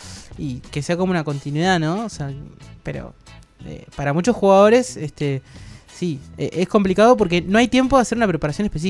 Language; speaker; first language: Spanish; native; Spanish